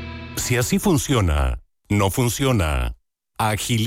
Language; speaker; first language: Spanish; native; Spanish